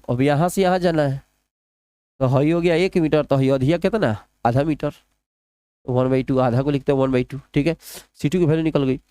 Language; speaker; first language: Hindi; non-native, local second language; Bhojpuri